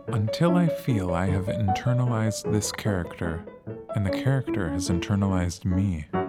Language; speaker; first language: English; native; English